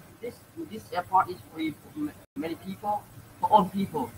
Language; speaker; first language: English; non-native, learner; Vietnamese